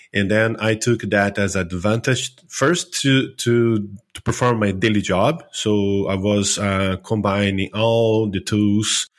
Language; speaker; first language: English; non-native, fluent; Portuguese